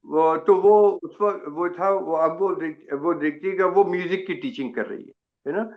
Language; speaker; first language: Urdu; native; Urdu